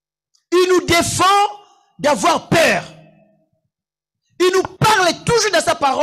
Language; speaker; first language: French; non-native, local second language; Lingala